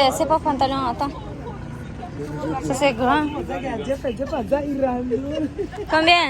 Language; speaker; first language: French; non-native, learner; Kazakh